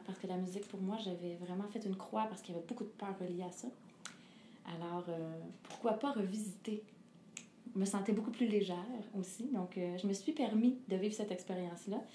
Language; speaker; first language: French; native; French